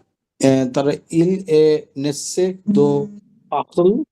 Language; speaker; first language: French; non-native, learner; Bangla